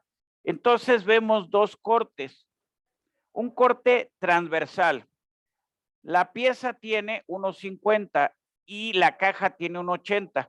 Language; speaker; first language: Spanish; native; Spanish